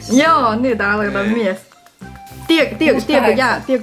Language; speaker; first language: Finnish; non-native, learner; Chinese